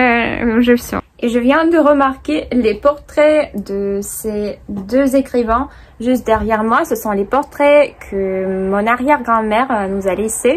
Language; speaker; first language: French; non-native, fluent; Russian